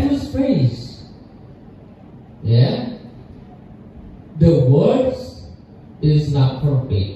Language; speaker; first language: English; non-native, learner; Indonesian